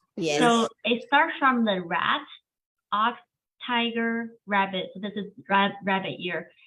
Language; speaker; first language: English; non-native, fluent; Chinese